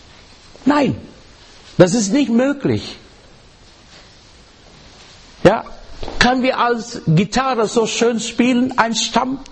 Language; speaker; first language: German; non-native, learner; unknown